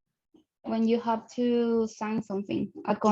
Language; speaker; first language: English; non-native, learner; Spanish